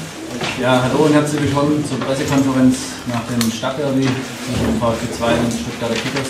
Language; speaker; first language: German; native; German